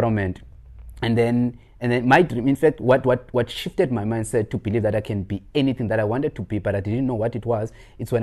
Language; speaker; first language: English; non-native, local second language; Xhosa